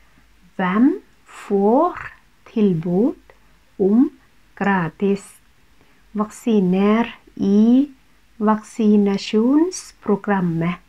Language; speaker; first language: Norwegian; non-native, fluent; Thai